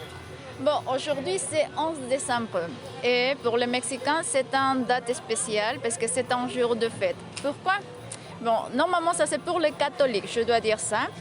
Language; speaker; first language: French; non-native, fluent; Spanish